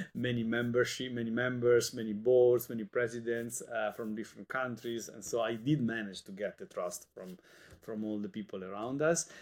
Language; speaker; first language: English; non-native, fluent; Italian